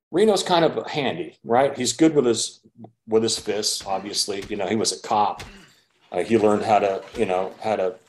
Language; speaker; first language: English; native; English